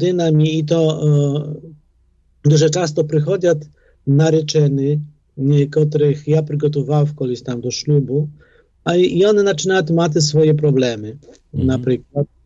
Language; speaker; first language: Polish; non-native, fluent; Ukrainian